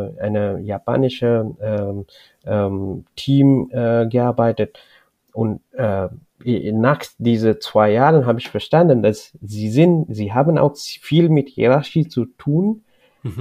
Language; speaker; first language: German; non-native, learner; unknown